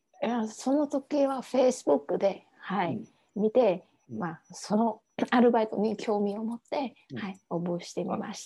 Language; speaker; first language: Japanese; non-native, fluent; Vietnamese